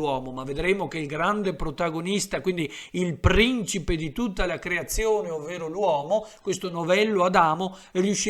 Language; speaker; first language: Italian; native; Italian